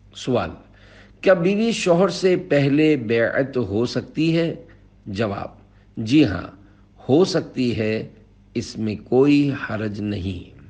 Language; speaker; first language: Urdu; native; Urdu